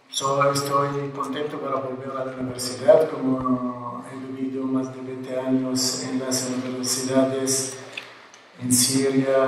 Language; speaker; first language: Spanish; non-native, learner; Arabic